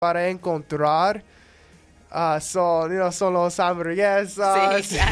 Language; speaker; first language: Spanish; non-native, learner; English